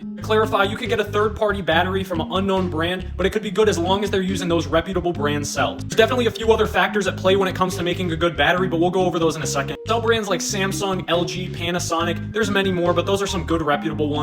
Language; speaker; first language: English; native; English